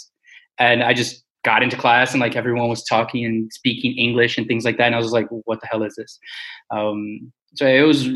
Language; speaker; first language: English; early bilingual, other home language; Portuguese